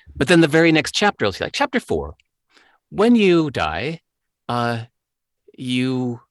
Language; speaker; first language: English; native; English